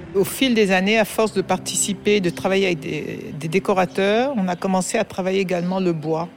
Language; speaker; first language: French; native; French